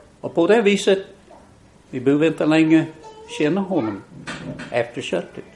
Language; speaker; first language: Swedish; non-native, fluent; English